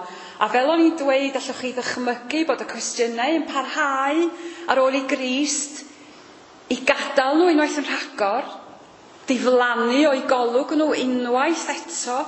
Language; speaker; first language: Welsh; native; Welsh